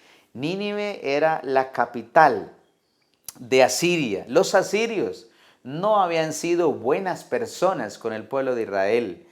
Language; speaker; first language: Spanish; native; Spanish